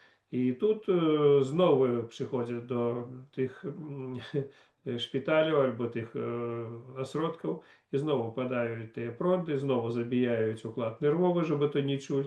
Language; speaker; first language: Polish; non-native, learner; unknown